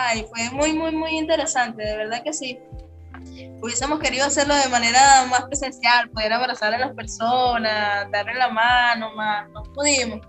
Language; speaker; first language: Spanish; native; Spanish